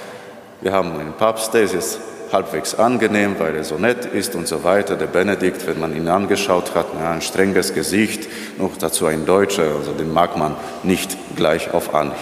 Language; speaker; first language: German; non-native, fluent; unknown